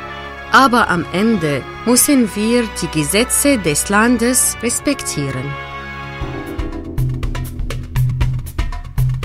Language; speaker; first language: German; non-native, fluent; Arabic